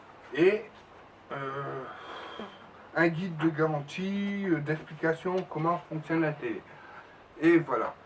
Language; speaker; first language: French; native; French